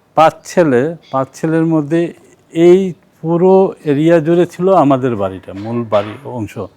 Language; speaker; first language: Bangla; native; Bangla